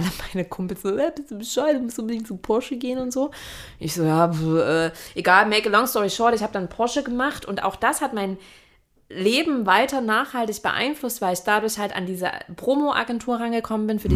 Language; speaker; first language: German; native; German